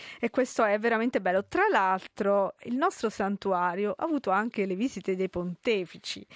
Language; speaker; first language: Italian; native; Italian